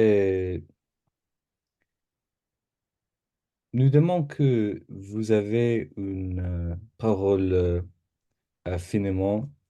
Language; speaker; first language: French; non-native, learner; English